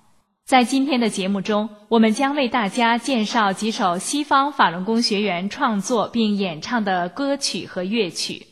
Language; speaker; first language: Chinese; native; Chinese